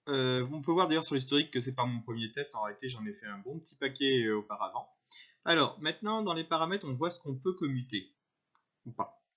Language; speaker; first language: French; native; French